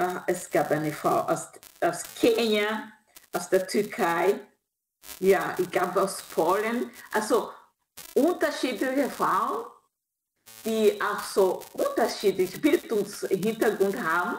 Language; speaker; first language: German; non-native, fluent; Kinyarwanda